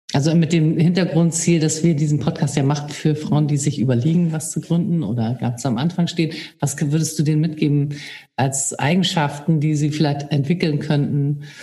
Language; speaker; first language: German; native; German